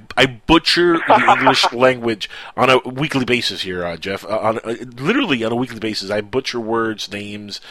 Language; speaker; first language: English; non-native, fluent; Spanish